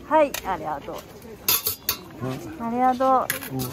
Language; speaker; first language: Japanese; non-native, learner; Chinese